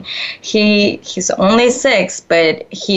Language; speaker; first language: English; early bilingual, other home language; Spanish